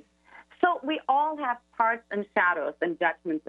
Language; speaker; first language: English; non-native, fluent; German